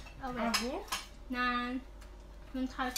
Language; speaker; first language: Chinese; non-native, learner; Thai